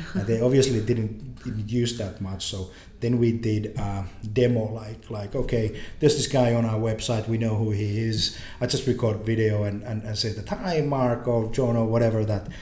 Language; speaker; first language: English; native; English